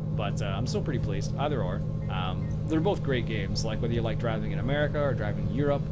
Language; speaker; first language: English; native; English